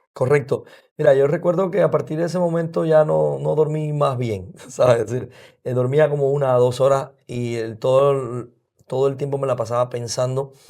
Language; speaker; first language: Spanish; native; Spanish